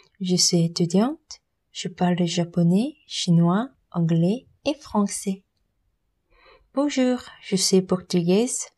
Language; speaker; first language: French; non-native, learner; Korean